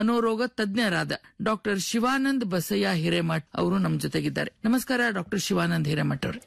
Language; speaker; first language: Kannada; native; Kannada